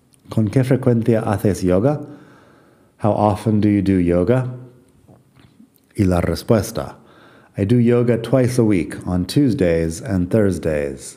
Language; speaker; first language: English; native; English